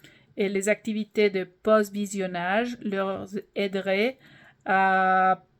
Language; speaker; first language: French; non-native, fluent; English